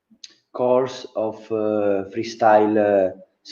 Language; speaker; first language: English; non-native, learner; Italian